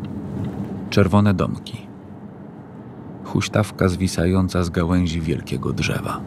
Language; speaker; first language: Polish; native; Polish